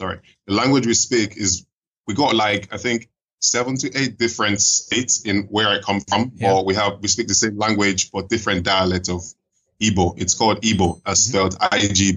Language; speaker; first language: English; non-native, local second language; Igbo